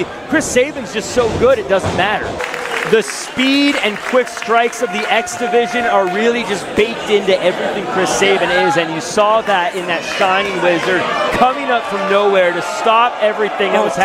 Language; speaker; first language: English; native; English